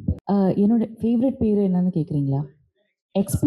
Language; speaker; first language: Tamil; non-native, local second language; Malayalam